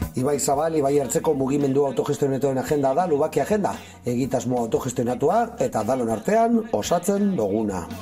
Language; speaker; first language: Basque; native; Basque